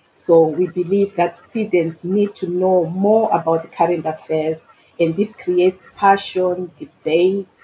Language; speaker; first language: English; non-native, local second language; Shona